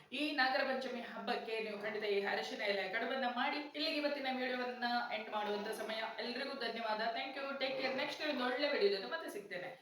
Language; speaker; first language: Kannada; non-native, local second language; Konkani